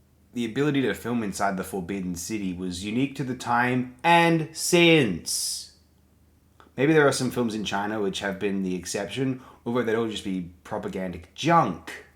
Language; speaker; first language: English; native; English